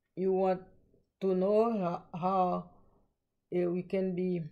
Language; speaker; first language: English; non-native, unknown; Haitian Creole